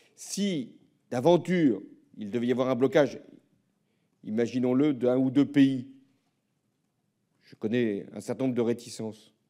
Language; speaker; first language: French; native; French